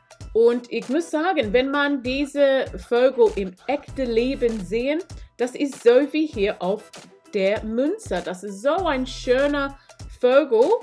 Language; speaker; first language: German; non-native, learner; English